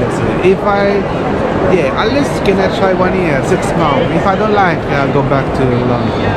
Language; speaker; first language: English; non-native, learner; Italian